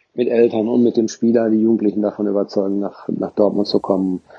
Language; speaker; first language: German; native; German